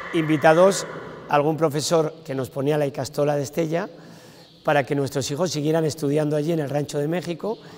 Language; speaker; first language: Spanish; native; Spanish